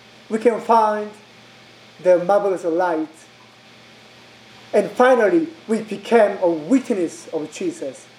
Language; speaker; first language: English; non-native, learner; Korean